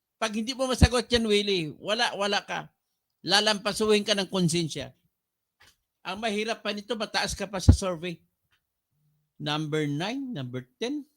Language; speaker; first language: Filipino; non-native, local second language; Cebuano